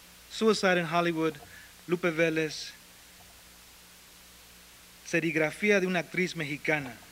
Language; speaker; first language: Spanish; early bilingual, heritage; Spanish